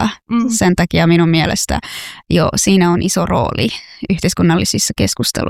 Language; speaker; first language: Finnish; non-native, fluent; Persian